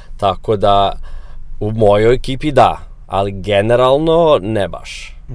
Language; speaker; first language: Serbian; non-native, fluent; English